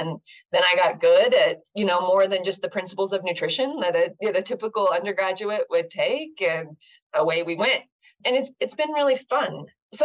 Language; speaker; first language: English; native; English